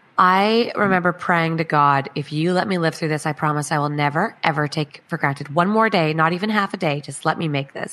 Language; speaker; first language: English; native; English